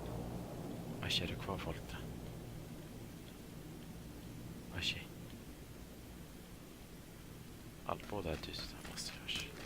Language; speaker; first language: Swedish; native; Swedish